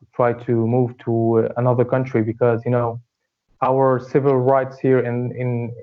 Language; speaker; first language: English; non-native, fluent; Arabic